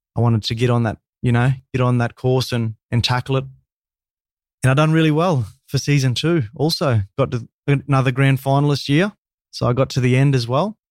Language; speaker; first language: English; native; English